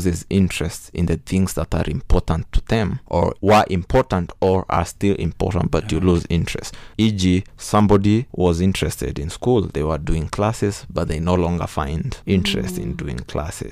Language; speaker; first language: English; non-native, local second language; Kikuyu